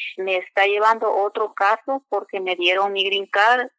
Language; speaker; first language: Spanish; native; Spanish